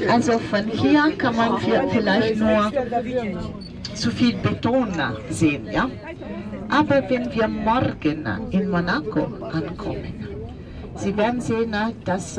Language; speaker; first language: German; non-native, fluent; Italian